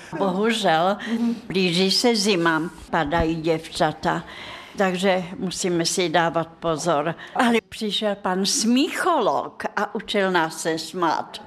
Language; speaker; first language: Czech; non-native, fluent; Russian